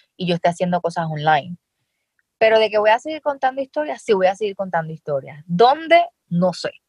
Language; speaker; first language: Spanish; native; Spanish